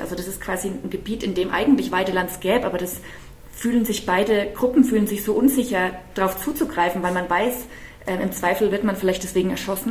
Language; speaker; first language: German; native; German